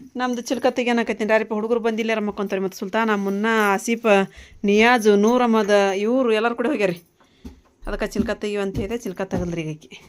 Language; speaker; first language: Kannada; non-native, local second language; Urdu